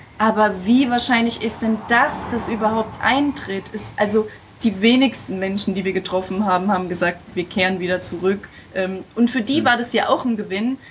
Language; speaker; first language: German; native; German